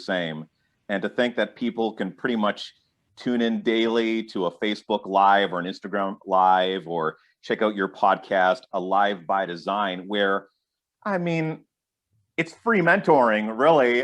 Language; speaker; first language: English; native; English